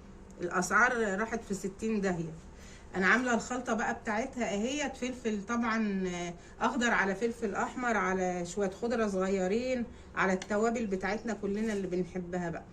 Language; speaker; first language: Arabic; native; Arabic